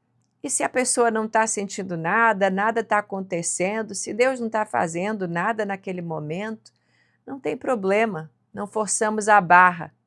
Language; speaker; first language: Portuguese; native; Portuguese